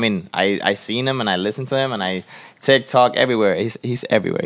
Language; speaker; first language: English; non-native, fluent; Spanish